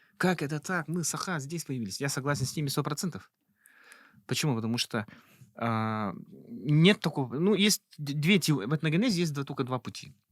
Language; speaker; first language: Russian; non-native, local second language; Yakut